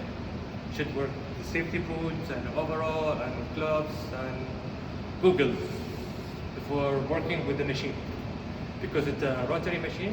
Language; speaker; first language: English; non-native, local second language; Arabic